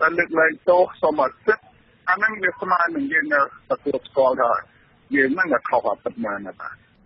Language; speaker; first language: Khmer; native; Khmer